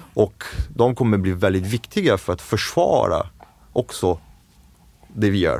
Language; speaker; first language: Swedish; non-native, fluent; French